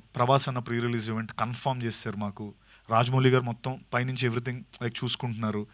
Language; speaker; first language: Telugu; native; Telugu